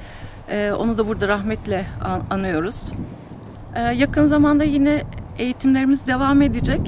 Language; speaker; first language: Turkish; native; Turkish